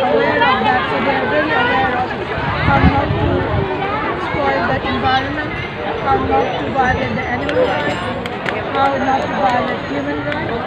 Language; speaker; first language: English; non-native, fluent; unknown